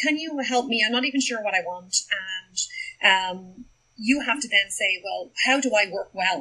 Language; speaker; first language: English; native; English